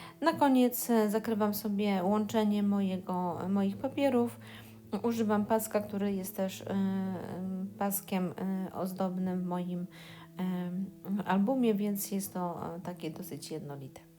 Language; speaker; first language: Polish; native; Polish